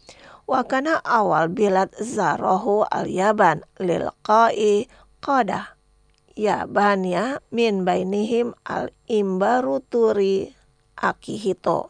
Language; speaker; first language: Arabic; non-native, fluent; Indonesian